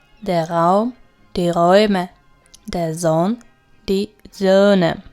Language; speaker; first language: German; non-native, fluent; Ukrainian